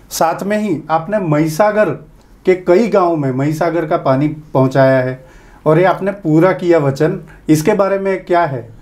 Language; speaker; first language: Hindi; native; Hindi